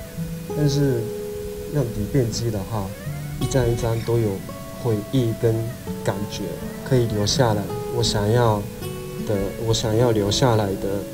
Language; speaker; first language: Chinese; non-native, fluent; Japanese